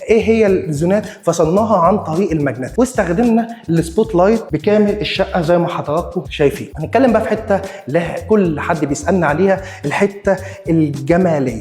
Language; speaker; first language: Arabic; native; Arabic